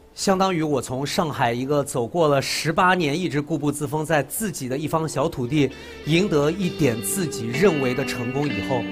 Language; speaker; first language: Chinese; native; Chinese